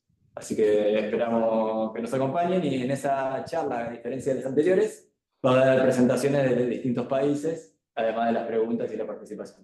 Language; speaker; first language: Spanish; native; Spanish